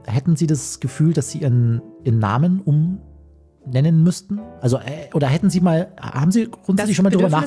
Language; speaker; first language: German; native; German